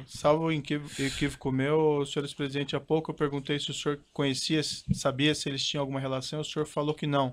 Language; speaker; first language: Portuguese; native; Portuguese